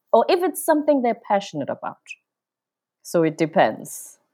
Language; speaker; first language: English; non-native, local second language; Zulu